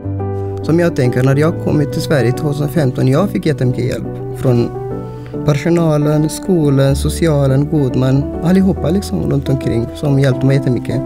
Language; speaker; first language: Swedish; non-native, fluent; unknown